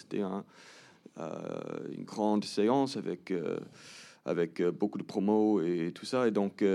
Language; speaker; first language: French; early bilingual, heritage; English